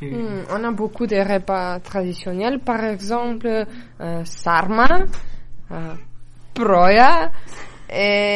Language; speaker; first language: French; non-native, learner; Macedonian